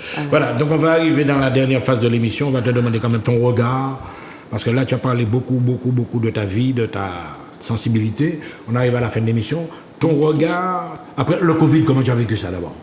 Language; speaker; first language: French; native; French